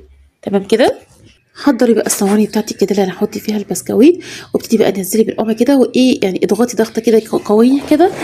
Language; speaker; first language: Arabic; native; Arabic